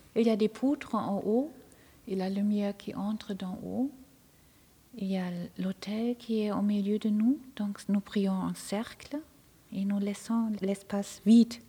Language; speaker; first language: French; non-native, fluent; German